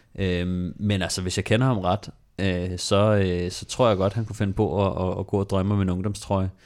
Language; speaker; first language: Danish; native; Danish